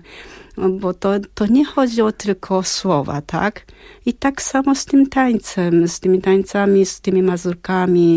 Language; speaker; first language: Polish; non-native, fluent; Japanese